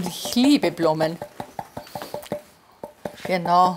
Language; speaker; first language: German; native; German